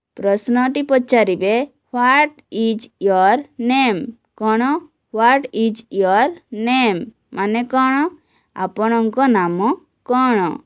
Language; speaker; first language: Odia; native; Odia